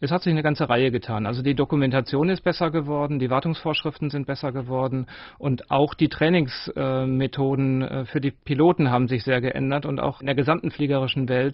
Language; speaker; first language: German; native; German